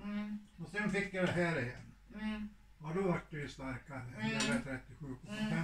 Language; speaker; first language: Swedish; native; Swedish